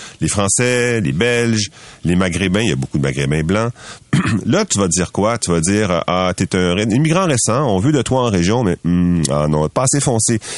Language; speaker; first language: French; native; French